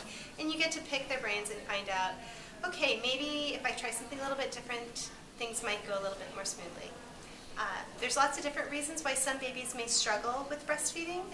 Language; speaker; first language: English; native; English